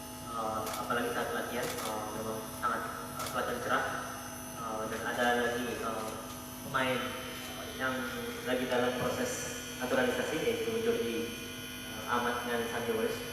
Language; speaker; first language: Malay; non-native, fluent; Korean